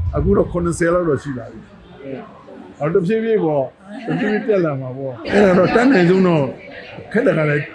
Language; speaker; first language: Burmese; native; Burmese